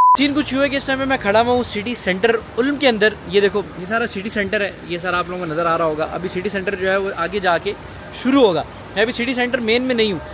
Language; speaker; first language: Hindi; non-native, local second language; Punjabi